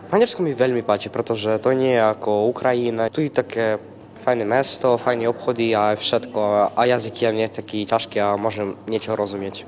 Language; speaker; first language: Slovak; non-native, learner; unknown